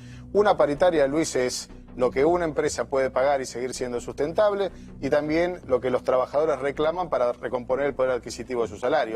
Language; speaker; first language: Spanish; native; Spanish